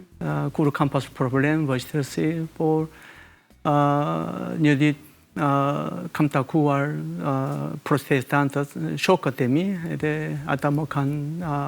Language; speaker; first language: Albanian; non-native, fluent; Korean